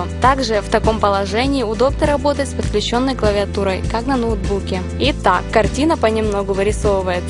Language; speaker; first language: Russian; native; Russian